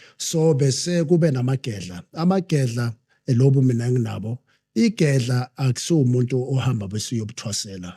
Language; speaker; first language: Zulu; non-native, local second language; Southern Sotho